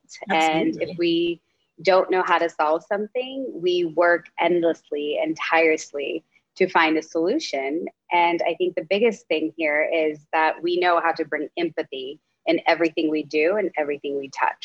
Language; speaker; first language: English; native; English